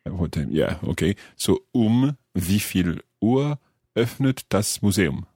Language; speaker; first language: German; non-native, learner; English